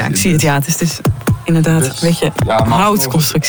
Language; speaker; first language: Dutch; native; Dutch